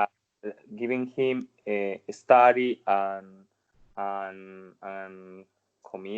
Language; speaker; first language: English; non-native, learner; Spanish